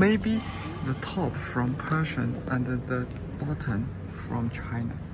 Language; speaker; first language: English; non-native, learner; Chinese